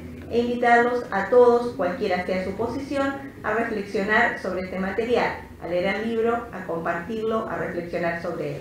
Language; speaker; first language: Spanish; native; Spanish